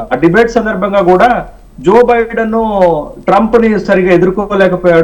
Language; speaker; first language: Telugu; native; Telugu